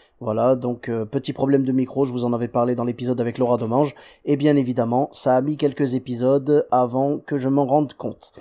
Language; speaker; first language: French; early bilingual, other home language; Arabic